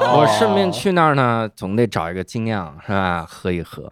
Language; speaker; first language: Chinese; native; Chinese